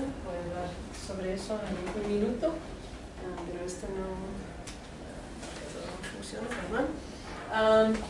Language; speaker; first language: Spanish; non-native, fluent; English